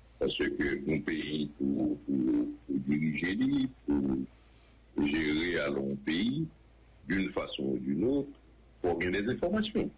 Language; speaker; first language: French; non-native, local second language; Haitian Creole